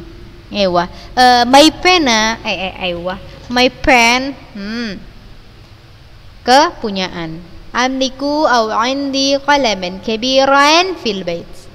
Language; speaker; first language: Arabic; non-native, fluent; Indonesian